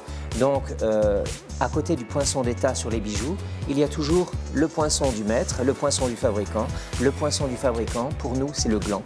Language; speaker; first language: French; native; French